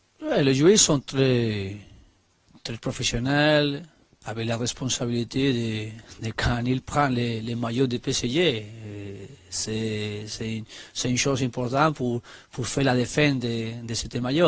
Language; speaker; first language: French; non-native, learner; Spanish